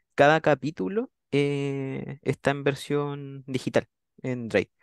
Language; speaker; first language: Spanish; native; Spanish